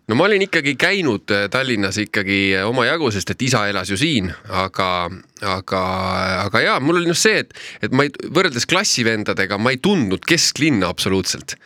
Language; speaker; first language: Estonian; native; Estonian